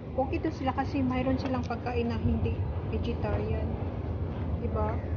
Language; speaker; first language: Filipino; non-native, local second language; Cebuano